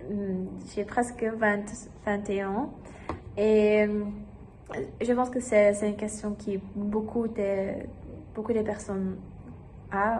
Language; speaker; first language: French; non-native, learner; German